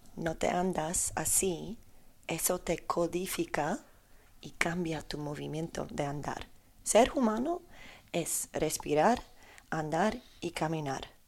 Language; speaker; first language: Spanish; non-native, learner; Polish